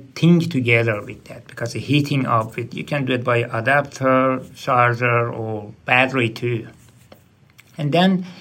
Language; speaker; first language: English; non-native, learner; Persian